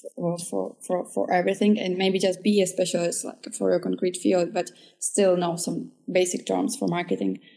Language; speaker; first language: English; early bilingual, other home language; Czech